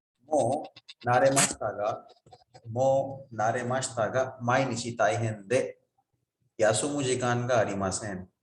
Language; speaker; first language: Japanese; non-native, fluent; Urdu